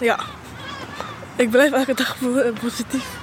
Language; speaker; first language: Dutch; non-native, fluent; Somali